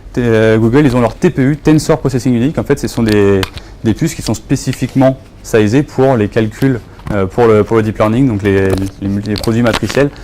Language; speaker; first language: French; native; French